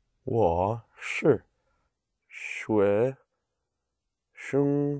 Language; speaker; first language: Chinese; non-native, learner; English